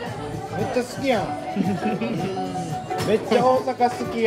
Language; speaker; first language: Japanese; native; Japanese